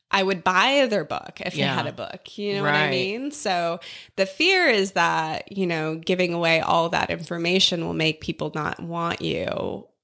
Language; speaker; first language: English; native; English